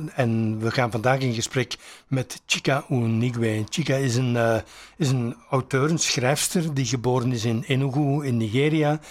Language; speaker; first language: Dutch; native; Dutch